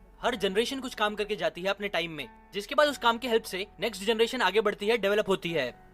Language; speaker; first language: Hindi; native; Hindi